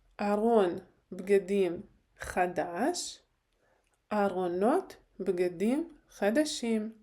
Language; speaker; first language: Hebrew; non-native, fluent; Ukrainian